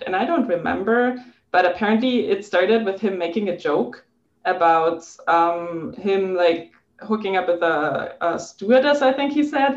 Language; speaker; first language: English; non-native, fluent; German